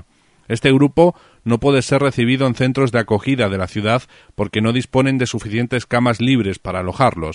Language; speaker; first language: Spanish; native; Spanish